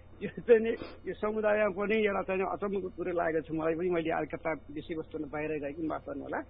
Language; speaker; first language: Nepali; native; Nepali